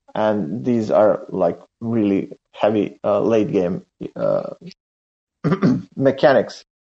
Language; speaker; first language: English; non-native, fluent; Serbian